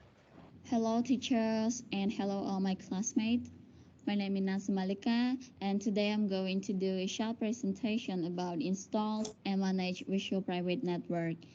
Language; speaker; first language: English; non-native, learner; Khmer